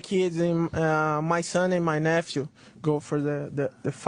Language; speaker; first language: English; non-native, learner; Portuguese